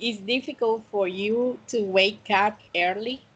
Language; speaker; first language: English; non-native, fluent; Spanish